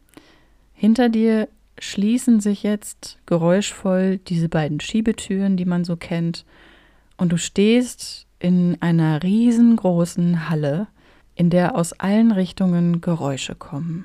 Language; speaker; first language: German; native; German